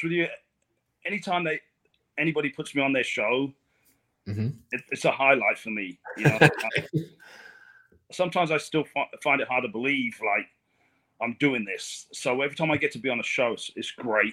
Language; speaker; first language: English; native; English